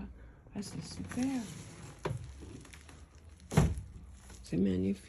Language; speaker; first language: French; non-native, fluent; English